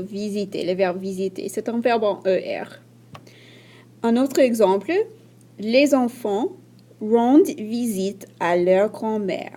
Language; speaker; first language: French; non-native, fluent; English